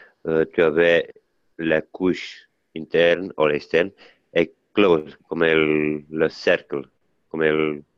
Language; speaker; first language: French; non-native, learner; Italian